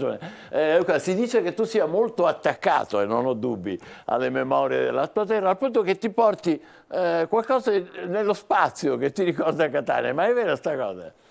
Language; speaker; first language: Italian; native; Italian